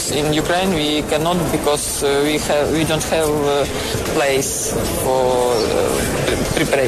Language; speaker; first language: English; non-native, learner; Ukrainian